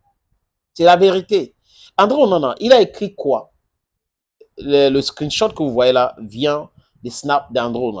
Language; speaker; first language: French; non-native, local second language; English